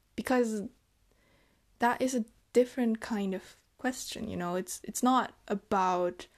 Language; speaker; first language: English; non-native, fluent; Vietnamese